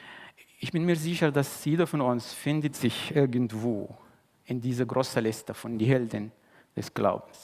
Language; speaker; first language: German; non-native, fluent; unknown